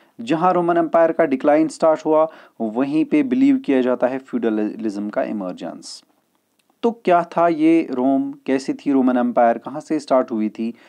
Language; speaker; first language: Hindi; non-native, local second language; Kashmiri